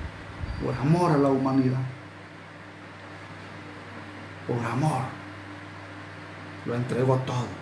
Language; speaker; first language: Spanish; native; Spanish